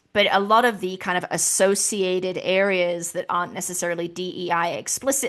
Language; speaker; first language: English; native; English